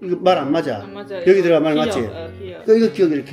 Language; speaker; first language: Korean; native; Korean